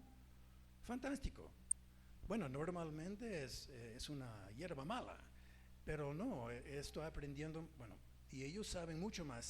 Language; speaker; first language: Spanish; non-native, fluent; English